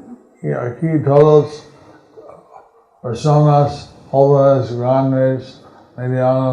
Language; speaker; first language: Spanish; non-native, learner; English